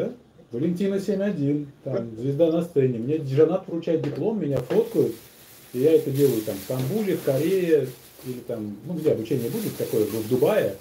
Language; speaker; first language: Russian; native; Russian